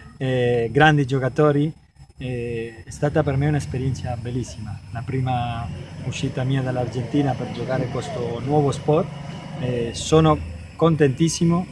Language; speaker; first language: Italian; non-native, fluent; Spanish